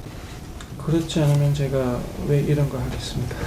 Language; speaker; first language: Korean; non-native, fluent; German